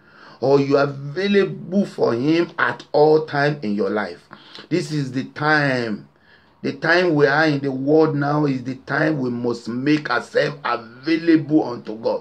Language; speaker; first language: English; non-native, local second language; Yoruba